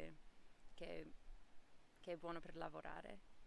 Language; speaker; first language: Italian; non-native, fluent; English